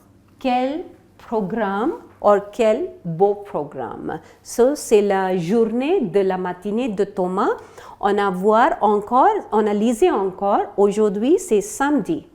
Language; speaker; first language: French; non-native, fluent; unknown